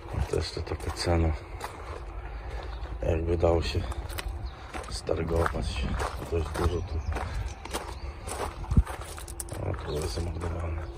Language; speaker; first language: Polish; native; Polish